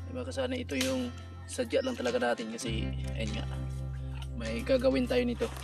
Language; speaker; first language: Filipino; non-native, local second language; Cebuano